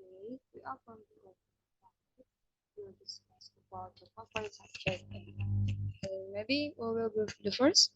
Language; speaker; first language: English; non-native, learner; Indonesian